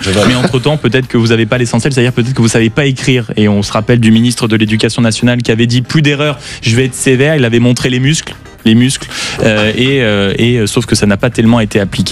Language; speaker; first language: French; native; French